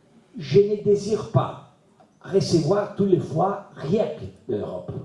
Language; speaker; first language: French; non-native, learner; Italian